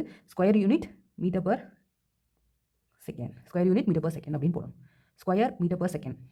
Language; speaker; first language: Tamil; native; Tamil